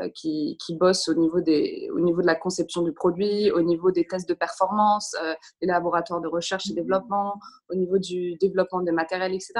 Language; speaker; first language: French; native; French